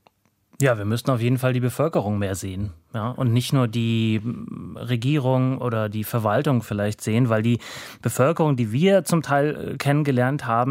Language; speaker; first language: German; native; German